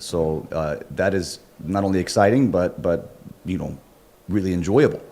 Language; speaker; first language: English; native; English